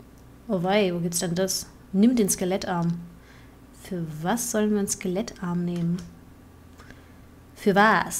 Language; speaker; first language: German; native; German